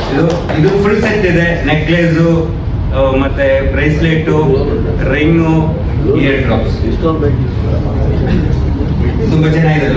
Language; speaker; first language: Kannada; non-native, local second language; Malayalam